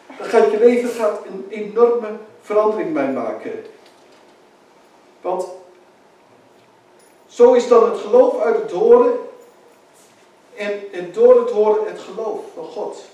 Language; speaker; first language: Dutch; native; Dutch